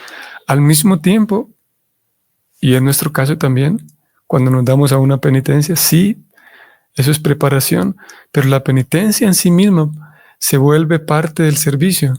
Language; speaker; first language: Spanish; native; Spanish